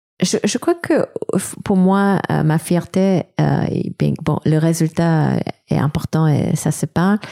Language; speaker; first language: French; non-native, fluent; Korean